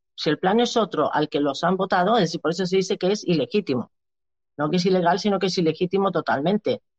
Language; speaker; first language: Spanish; native; Spanish